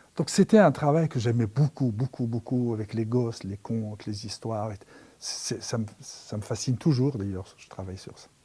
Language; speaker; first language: French; non-native, local second language; Arabic